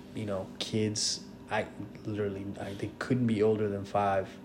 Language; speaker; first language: English; non-native, fluent; Spanish